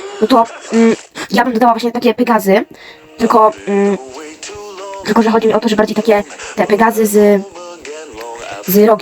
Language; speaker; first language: Polish; native; Polish